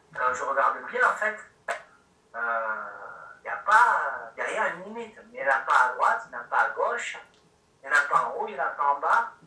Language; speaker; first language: French; native; French